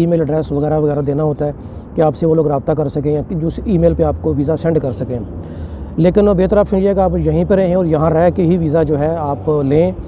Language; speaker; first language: Urdu; non-native, local second language; Punjabi